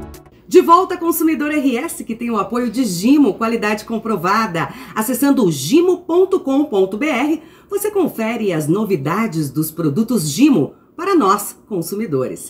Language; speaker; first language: Portuguese; native; Portuguese